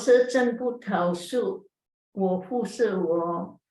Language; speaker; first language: Chinese; non-native, learner; Indonesian